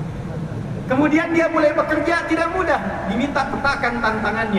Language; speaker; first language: Indonesian; native; Indonesian